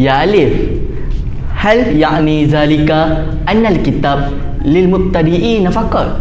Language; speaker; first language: Arabic; non-native, learner; Malay